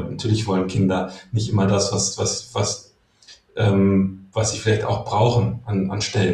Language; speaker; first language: German; native; German